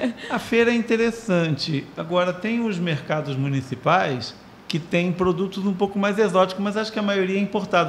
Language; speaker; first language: Portuguese; native; Portuguese